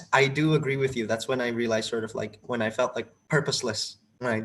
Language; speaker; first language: English; non-native, fluent; Indonesian